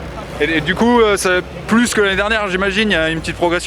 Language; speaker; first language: French; native; French